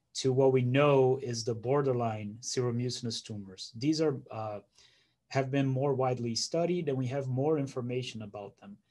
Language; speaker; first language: English; non-native, fluent; Portuguese